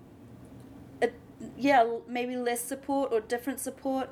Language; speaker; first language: English; native; English